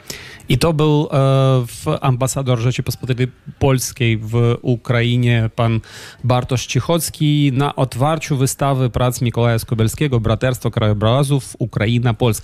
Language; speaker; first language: Polish; non-native, fluent; Ukrainian